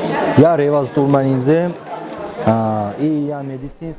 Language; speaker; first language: Russian; non-native, fluent; Georgian